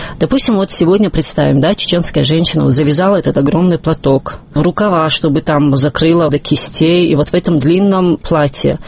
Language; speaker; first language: Russian; non-native, local second language; Chechen